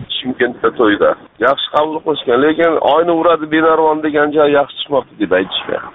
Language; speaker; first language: Uzbek; native; Uzbek